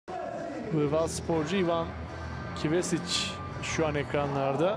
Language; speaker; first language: Turkish; native; Turkish